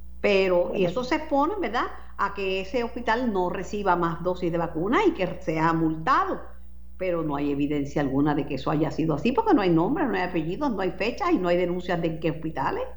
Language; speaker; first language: Spanish; native; Spanish